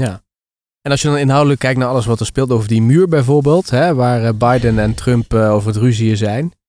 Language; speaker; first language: Dutch; native; Dutch